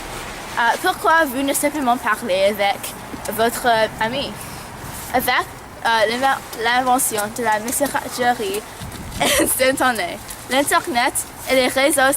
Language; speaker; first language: French; non-native, learner; English